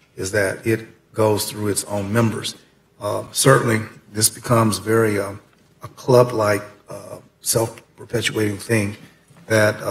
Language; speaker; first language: English; native; English